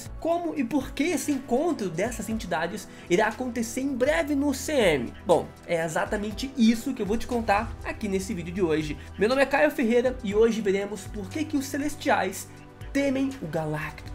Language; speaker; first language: Portuguese; native; Portuguese